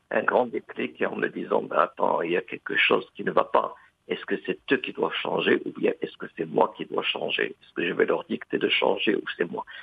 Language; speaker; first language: French; non-native, local second language; Arabic